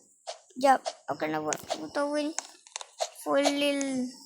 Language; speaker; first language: Malay; native; Malay